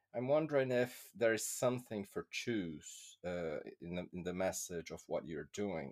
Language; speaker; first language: English; non-native, fluent; Portuguese